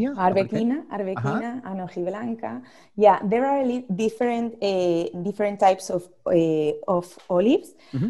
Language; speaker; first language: English; non-native, fluent; Spanish